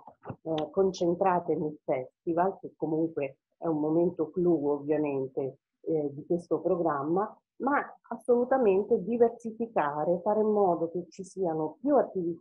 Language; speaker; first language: Italian; native; Italian